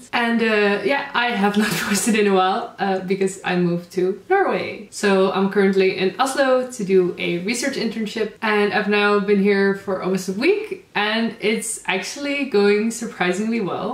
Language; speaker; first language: English; non-native, fluent; Dutch